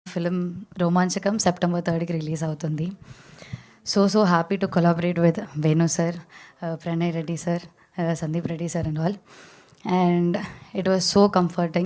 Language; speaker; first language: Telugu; non-native, learner; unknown